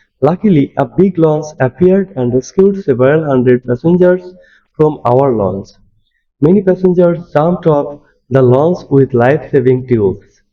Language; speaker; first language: English; non-native, local second language; Bangla